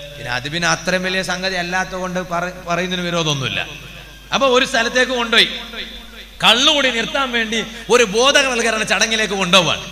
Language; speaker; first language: Malayalam; non-native, local second language; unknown